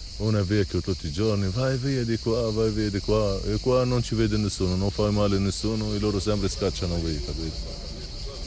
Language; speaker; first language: Italian; non-native, learner; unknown